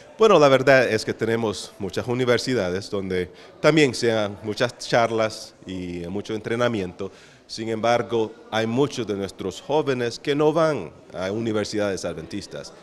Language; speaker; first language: Spanish; early bilingual, heritage; Spanish